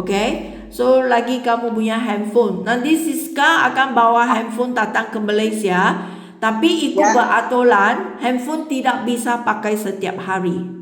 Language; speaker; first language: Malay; non-native, local second language; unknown